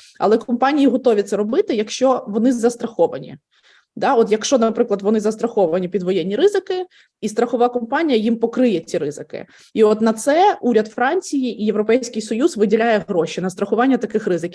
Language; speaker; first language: Ukrainian; native; Ukrainian